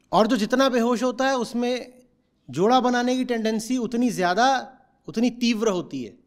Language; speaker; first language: Hindi; native; Hindi